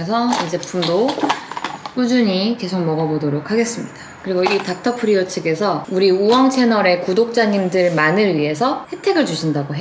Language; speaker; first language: Korean; native; Korean